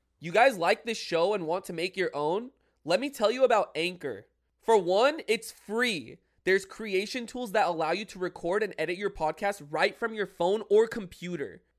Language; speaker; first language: English; native; English